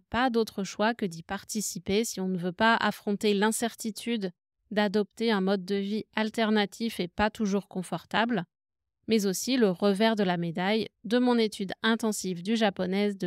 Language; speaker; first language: French; native; French